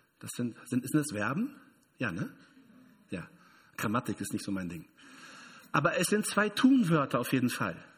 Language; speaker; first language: German; non-native, fluent; Portuguese